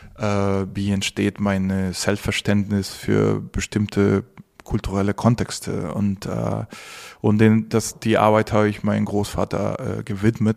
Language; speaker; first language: German; non-native, fluent; Spanish